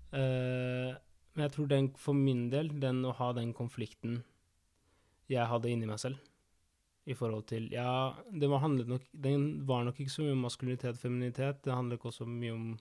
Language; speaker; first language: Norwegian; early bilingual, other home language; Spanish